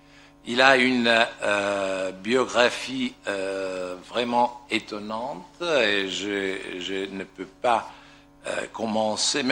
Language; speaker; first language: French; non-native, fluent; Italian